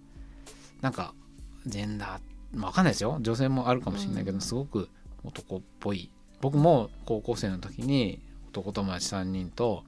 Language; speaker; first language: Japanese; native; Japanese